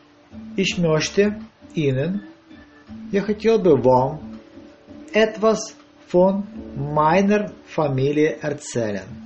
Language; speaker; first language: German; non-native, learner; Russian